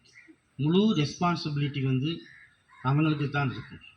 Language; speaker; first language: Tamil; native; Tamil